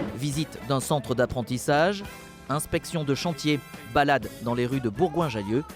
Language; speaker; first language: French; native; French